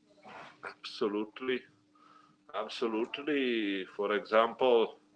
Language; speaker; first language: English; non-native, learner; Italian